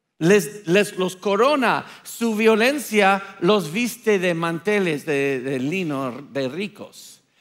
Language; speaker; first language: Spanish; non-native, fluent; English